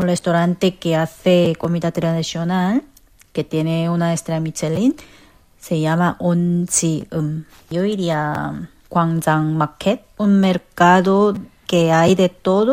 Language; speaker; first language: Spanish; non-native, learner; Korean